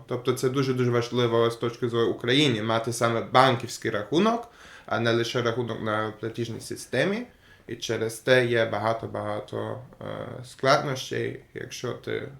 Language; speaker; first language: Ukrainian; non-native, fluent; German